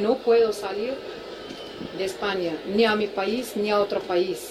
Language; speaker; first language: Spanish; non-native, fluent; Arabic